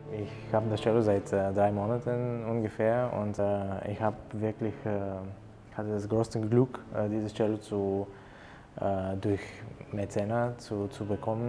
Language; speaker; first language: German; non-native, fluent; Bulgarian